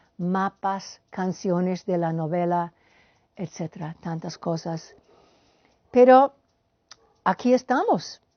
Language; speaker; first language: Spanish; non-native, fluent; English